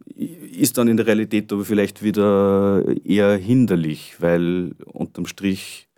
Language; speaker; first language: German; native; German